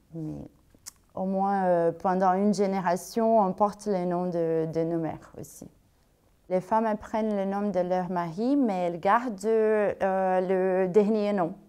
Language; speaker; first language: French; non-native, fluent; Portuguese